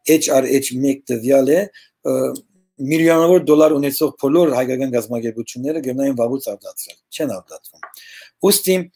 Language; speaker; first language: Armenian; early bilingual, heritage; Armenian